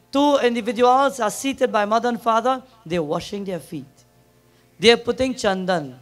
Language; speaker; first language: English; native; English